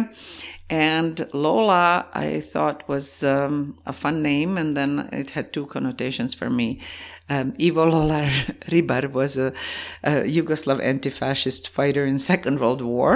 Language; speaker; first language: English; non-native, fluent; Croatian